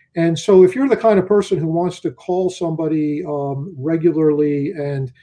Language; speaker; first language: English; native; English